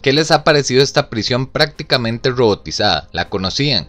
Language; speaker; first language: Spanish; native; Spanish